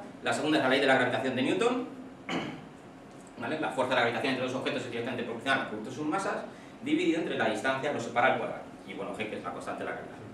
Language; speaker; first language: Spanish; native; Spanish